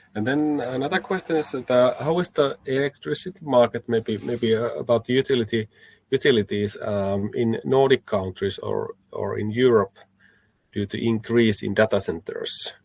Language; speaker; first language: English; non-native, fluent; Finnish